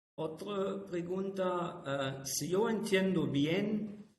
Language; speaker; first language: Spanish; non-native, fluent; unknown